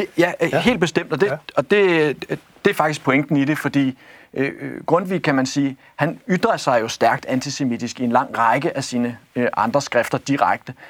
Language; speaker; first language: Danish; native; Danish